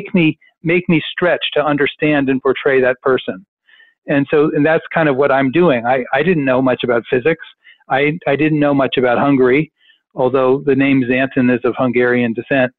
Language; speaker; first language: English; native; English